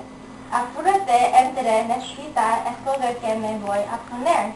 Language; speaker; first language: Spanish; non-native, learner; English